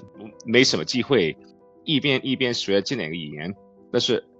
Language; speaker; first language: Chinese; non-native, learner; English